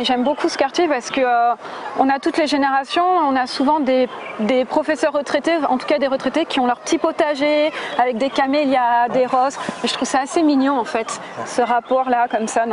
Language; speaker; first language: French; native; French